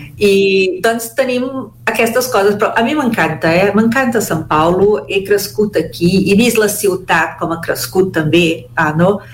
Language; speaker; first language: Catalan; early bilingual, heritage; Catalan